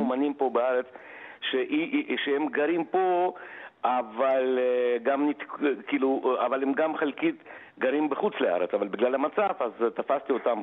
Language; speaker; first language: Hebrew; non-native, fluent; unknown